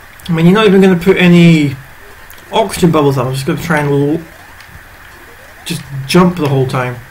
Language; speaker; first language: English; native; English